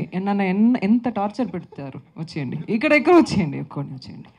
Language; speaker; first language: Telugu; non-native, local second language; Tamil